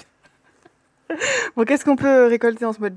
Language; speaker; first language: French; native; French